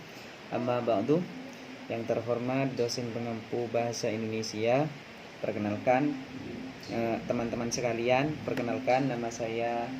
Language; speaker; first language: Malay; non-native, local second language; Madurese